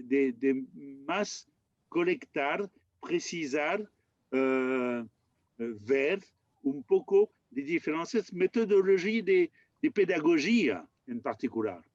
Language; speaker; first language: Spanish; non-native, fluent; French